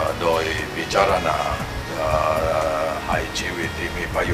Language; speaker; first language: Thai; non-native, fluent; Indonesian